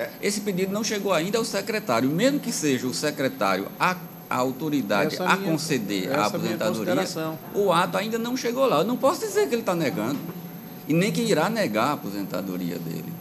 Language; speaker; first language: Portuguese; native; Portuguese